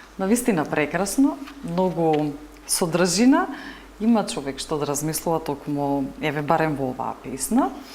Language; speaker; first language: Macedonian; native; Macedonian